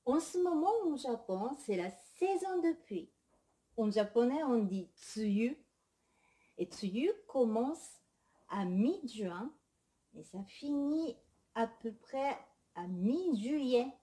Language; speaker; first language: French; non-native, fluent; Japanese